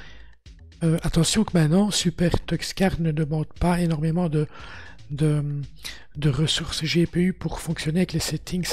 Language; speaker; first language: French; native; French